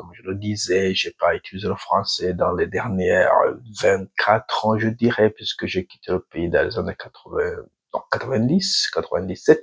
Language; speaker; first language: French; non-native, local second language; Rundi